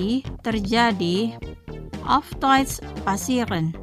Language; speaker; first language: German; non-native, fluent; Indonesian